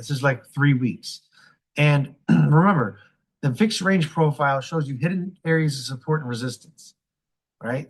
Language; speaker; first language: English; native; English